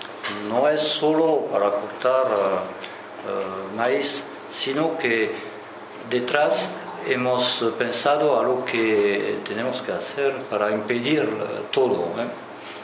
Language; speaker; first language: Spanish; non-native, fluent; French